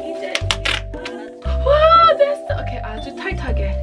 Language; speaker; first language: Korean; non-native, learner; English